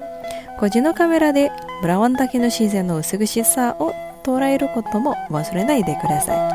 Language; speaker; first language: Japanese; non-native, fluent; Indonesian